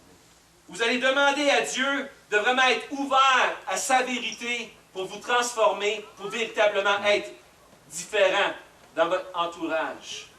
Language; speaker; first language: French; native; French